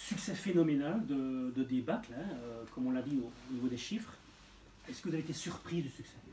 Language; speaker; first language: French; native; French